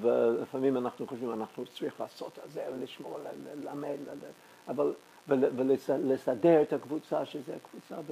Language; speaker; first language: Hebrew; non-native, fluent; English